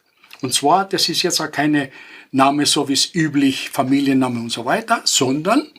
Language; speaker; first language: German; non-native, fluent; Greek